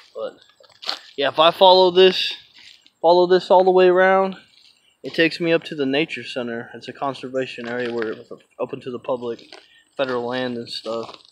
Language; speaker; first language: English; native; English